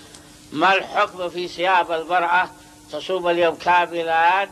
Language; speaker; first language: Arabic; native; Arabic